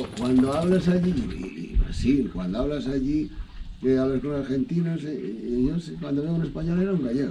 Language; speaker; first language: Spanish; non-native, local second language; Galician